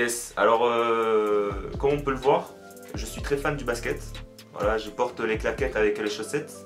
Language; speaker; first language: French; early bilingual, other home language; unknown